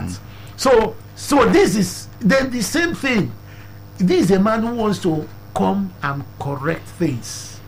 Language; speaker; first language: English; non-native, local second language; Igbo